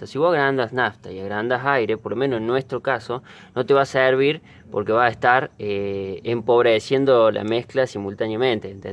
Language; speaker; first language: Spanish; native; Spanish